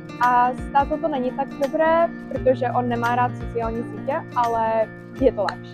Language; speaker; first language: Czech; early bilingual, heritage; Czech